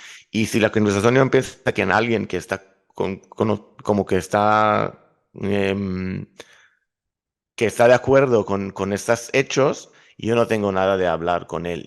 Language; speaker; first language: Spanish; non-native, fluent; Hebrew